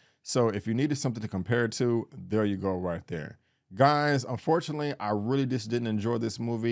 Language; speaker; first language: English; native; English